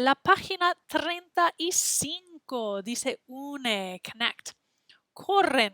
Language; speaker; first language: Spanish; non-native, fluent; English